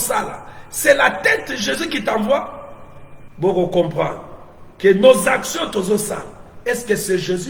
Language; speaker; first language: French; non-native, local second language; Lingala